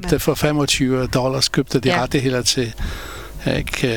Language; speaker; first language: Danish; non-native, fluent; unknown